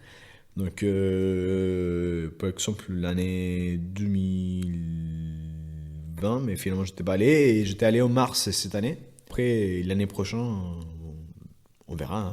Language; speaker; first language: French; non-native, fluent; Spanish